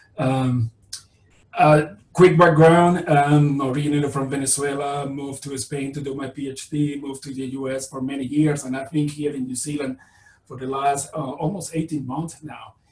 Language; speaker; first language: English; non-native, fluent; Spanish